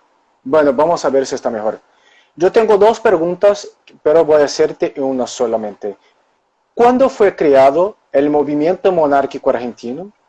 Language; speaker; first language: Spanish; non-native, local second language; Portuguese